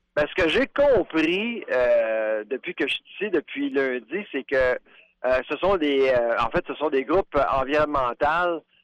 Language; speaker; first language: French; native; French